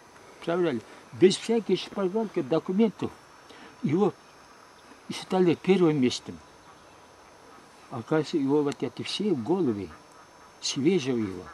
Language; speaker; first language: Russian; non-native, local second language; Uyghur